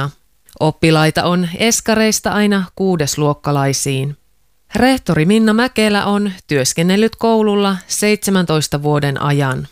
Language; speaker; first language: Finnish; native; Finnish